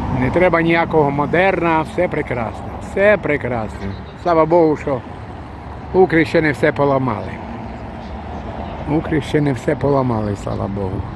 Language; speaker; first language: Ukrainian; non-native, local second language; Russian